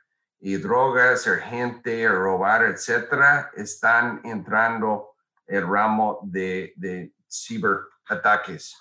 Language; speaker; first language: Spanish; non-native, fluent; English